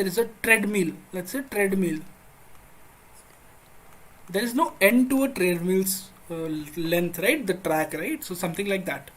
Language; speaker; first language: English; non-native, local second language; Hindi